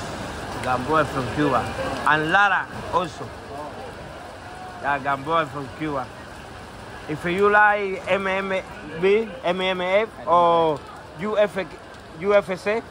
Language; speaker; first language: English; non-native, learner; Spanish